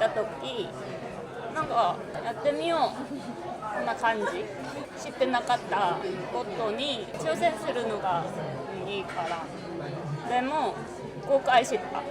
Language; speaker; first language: Japanese; non-native, learner; Korean